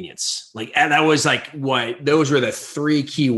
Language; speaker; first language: English; native; English